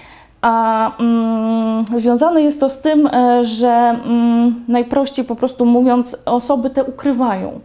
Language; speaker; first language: Polish; native; Polish